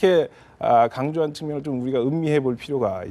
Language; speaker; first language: Korean; native; Korean